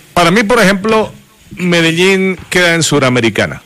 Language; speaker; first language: Spanish; native; Spanish